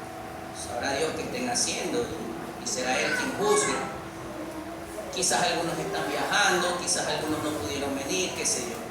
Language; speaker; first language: Spanish; native; Spanish